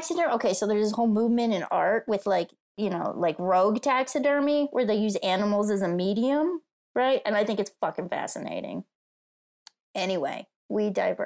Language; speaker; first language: English; native; English